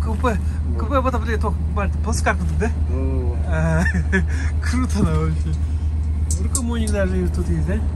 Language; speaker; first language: Russian; native; Russian